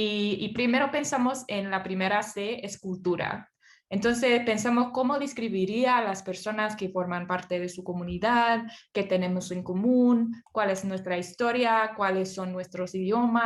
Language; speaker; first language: Spanish; non-native, fluent; English